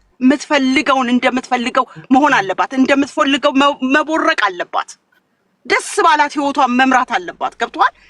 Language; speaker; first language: Amharic; native; Amharic